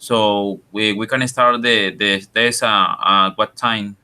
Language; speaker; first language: English; non-native, learner; Spanish